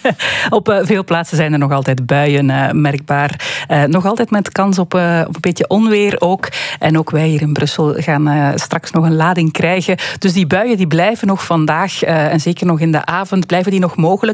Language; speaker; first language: Dutch; native; Dutch